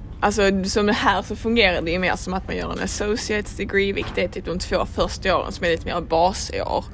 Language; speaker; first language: Swedish; native; Swedish